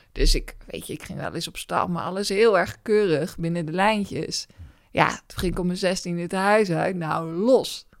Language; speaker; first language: Dutch; native; Dutch